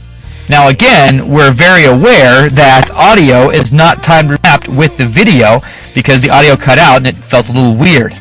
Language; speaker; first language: English; native; English